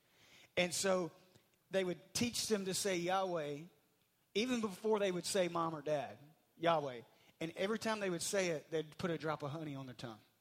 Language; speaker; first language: English; native; English